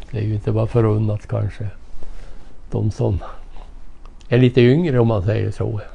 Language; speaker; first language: Swedish; native; Swedish